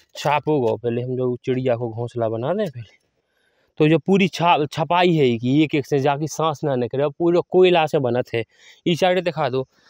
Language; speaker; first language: Hindi; native; Hindi